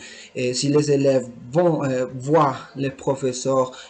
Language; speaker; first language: French; non-native, learner; Spanish